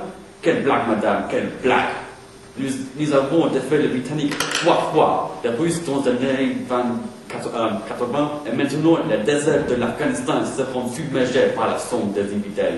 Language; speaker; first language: French; non-native, learner; English